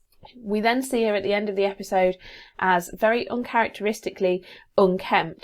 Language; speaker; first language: English; native; English